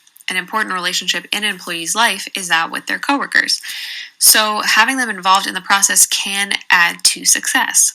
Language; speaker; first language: English; native; English